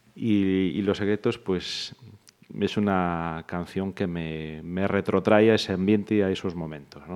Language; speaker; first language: Spanish; native; Spanish